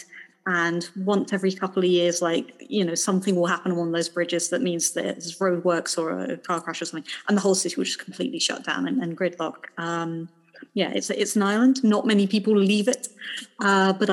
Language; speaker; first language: English; native; English